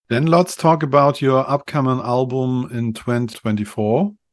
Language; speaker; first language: English; non-native, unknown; German